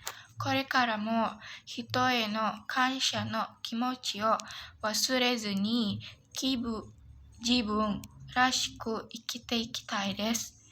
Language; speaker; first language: Japanese; non-native, learner; Indonesian